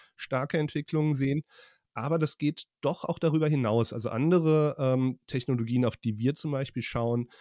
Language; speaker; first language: German; native; German